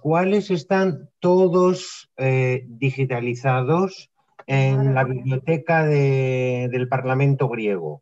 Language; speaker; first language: Spanish; non-native, fluent; Greek